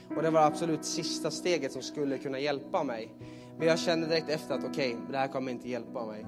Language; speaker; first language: Swedish; native; Swedish